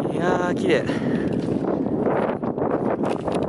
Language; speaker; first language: Japanese; native; Japanese